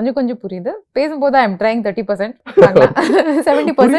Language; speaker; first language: Tamil; non-native, local second language; Kannada